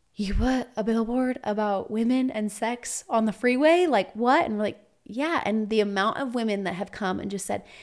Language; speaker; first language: English; native; English